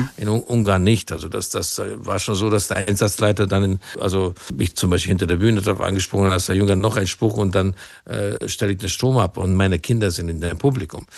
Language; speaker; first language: German; non-native, fluent; Hungarian